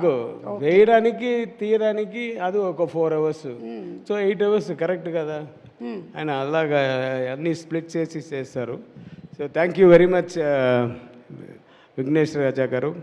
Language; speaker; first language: Telugu; non-native, learner; Tamil